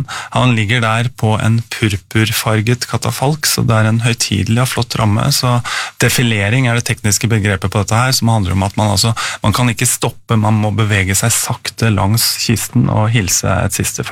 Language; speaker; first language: Norwegian; native; Norwegian